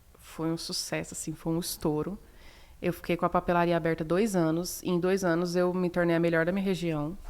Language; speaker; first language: Portuguese; native; Portuguese